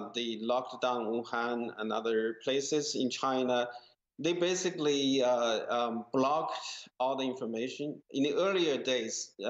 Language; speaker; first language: English; non-native, fluent; Chinese